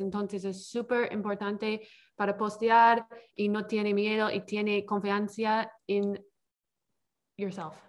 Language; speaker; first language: Spanish; non-native, learner; English